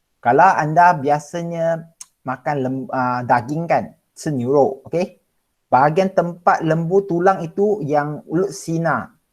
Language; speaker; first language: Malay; non-native, local second language; Chinese